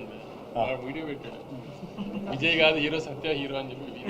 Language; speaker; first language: Telugu; native; Telugu